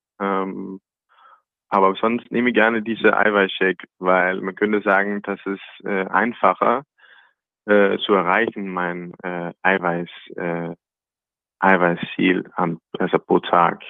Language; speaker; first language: German; non-native, learner; Danish